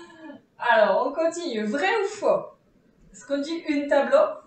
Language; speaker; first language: French; non-native, fluent; Czech